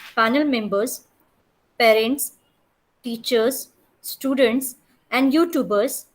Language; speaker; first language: English; non-native, local second language; Marathi